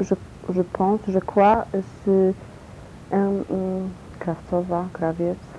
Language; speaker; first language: French; non-native, learner; Polish